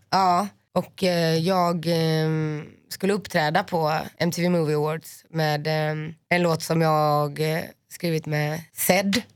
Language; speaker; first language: Swedish; native; Swedish